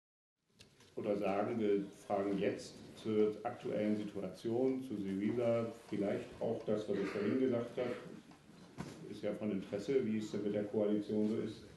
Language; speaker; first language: German; native; German